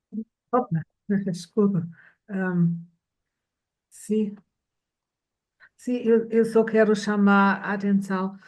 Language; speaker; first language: Portuguese; non-native, fluent; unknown